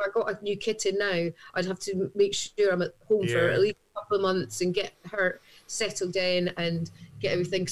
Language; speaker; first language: English; native; English